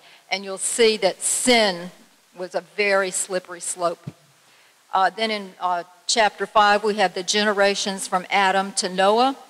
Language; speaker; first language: English; native; English